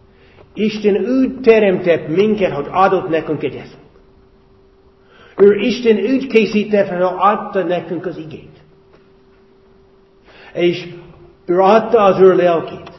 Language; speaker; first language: Hungarian; non-native, fluent; English